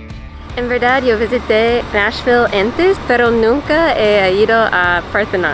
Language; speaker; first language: Spanish; non-native, fluent; English